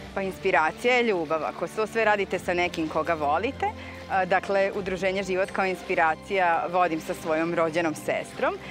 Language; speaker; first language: Serbian; native; Serbian